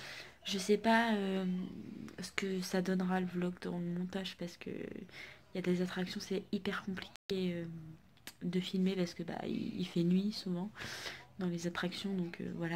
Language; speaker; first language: French; native; French